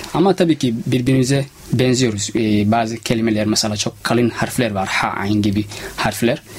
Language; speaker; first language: Turkish; non-native, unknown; Somali